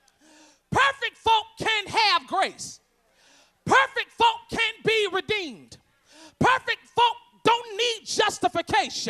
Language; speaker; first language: English; native; English